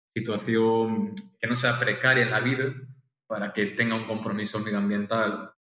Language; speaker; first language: Spanish; native; Spanish